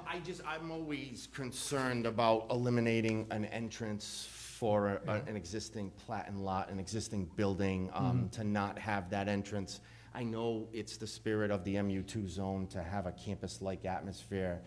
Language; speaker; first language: English; native; English